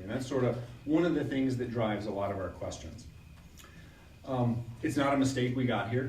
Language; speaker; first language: English; native; English